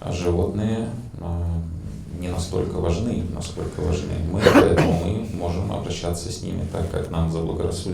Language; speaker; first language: Russian; native; Russian